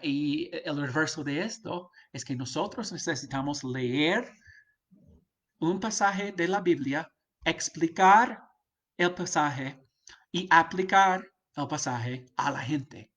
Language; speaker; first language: Spanish; non-native, fluent; English